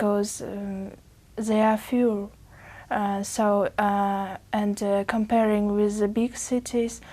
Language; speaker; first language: English; non-native, learner; Uzbek